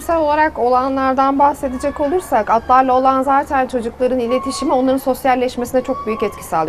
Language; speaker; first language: Turkish; native; Turkish